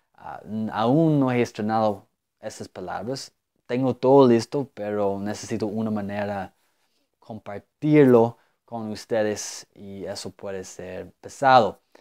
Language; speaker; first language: Spanish; non-native, fluent; English